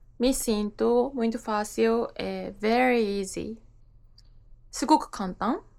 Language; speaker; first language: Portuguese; non-native, learner; Japanese